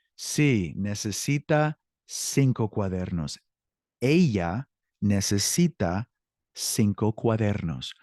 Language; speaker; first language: Spanish; non-native, fluent; English